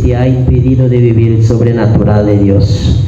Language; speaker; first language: Spanish; native; Spanish